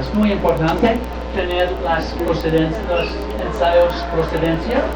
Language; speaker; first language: Spanish; non-native, learner; English